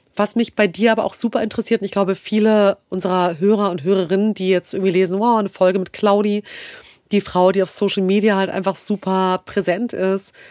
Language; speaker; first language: German; early bilingual, other home language; Kurdish